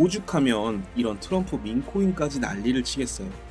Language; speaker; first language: Korean; native; Korean